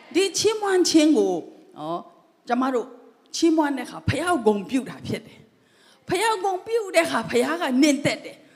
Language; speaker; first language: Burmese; non-native, local second language; Tedim Chin